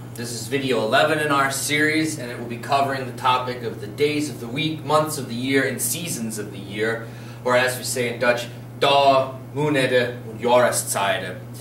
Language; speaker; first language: English; native; English